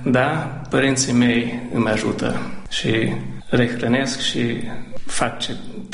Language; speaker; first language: Romanian; non-native, local second language; Hungarian